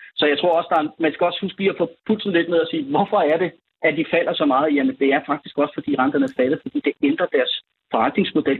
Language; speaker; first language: Danish; native; Danish